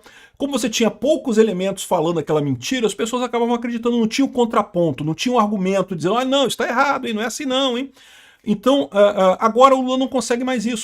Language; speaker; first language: Portuguese; native; Portuguese